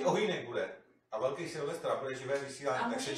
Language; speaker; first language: Czech; native; Czech